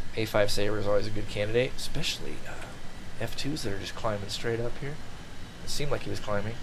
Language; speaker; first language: English; native; English